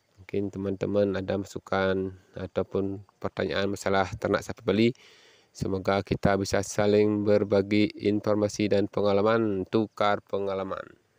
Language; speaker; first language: Indonesian; non-native, local second language; Balinese